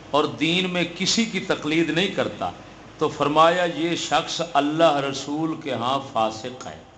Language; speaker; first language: Urdu; non-native, local second language; Punjabi